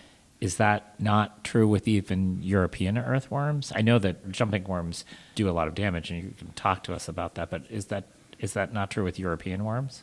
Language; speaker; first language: English; native; English